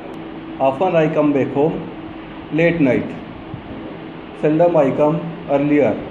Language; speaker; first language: English; non-native, learner; Hindi